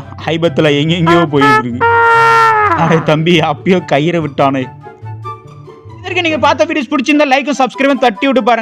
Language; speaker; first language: Tamil; native; Tamil